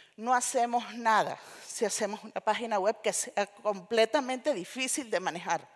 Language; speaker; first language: Spanish; native; Spanish